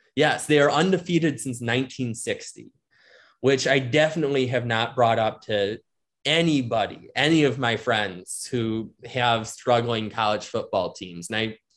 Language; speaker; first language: English; native; English